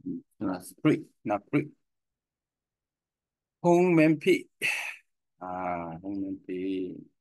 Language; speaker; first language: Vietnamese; non-native, learner; Korean